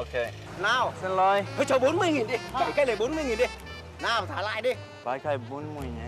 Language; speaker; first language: Vietnamese; non-native, learner; English